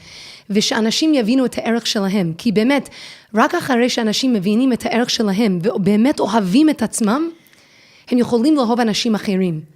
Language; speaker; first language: Hebrew; non-native, fluent; English